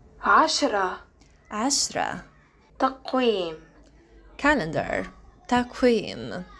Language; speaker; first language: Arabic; non-native, learner; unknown